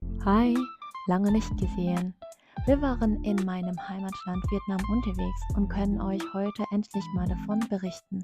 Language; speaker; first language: German; non-native, fluent; Vietnamese